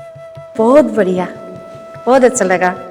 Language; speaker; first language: Hindi; non-native, local second language; Bangla